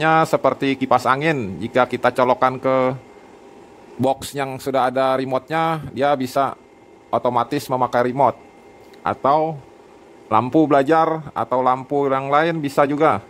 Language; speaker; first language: Indonesian; native; Indonesian